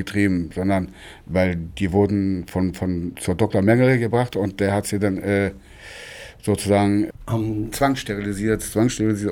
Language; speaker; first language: German; non-native, local second language; Romany